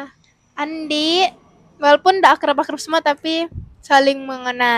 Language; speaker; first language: Indonesian; non-native, local second language; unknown